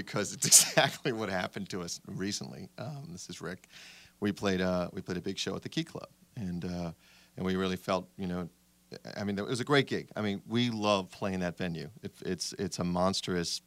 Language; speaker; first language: English; native; English